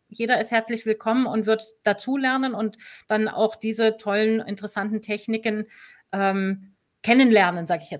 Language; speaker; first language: German; native; German